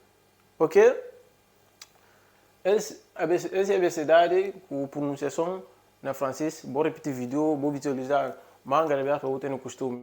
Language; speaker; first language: Portuguese; non-native, local second language; Upper Guinea Crioulo